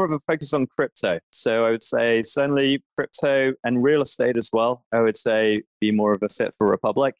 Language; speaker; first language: English; native; English